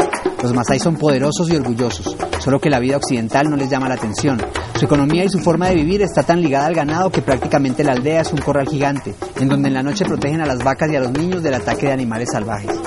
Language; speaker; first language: Spanish; native; Spanish